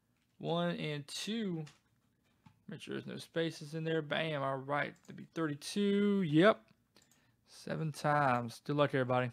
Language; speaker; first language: English; native; English